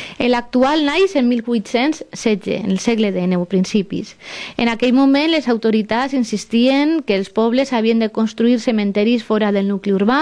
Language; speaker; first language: Catalan; native; Catalan